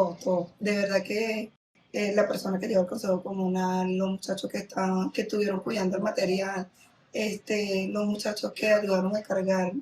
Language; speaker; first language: Spanish; native; Spanish